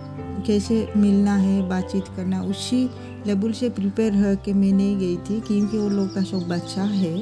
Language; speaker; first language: Hindi; non-native, local second language; Odia